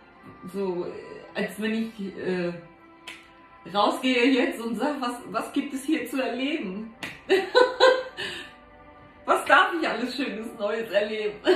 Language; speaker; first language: German; native; German